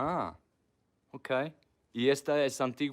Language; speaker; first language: Spanish; non-native, fluent; English